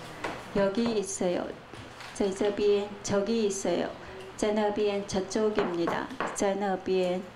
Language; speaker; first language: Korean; non-native, fluent; Chinese